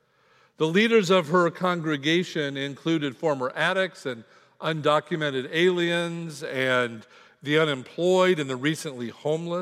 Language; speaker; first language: English; native; English